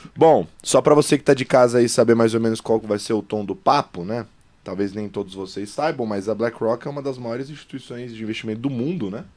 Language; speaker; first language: Portuguese; native; Portuguese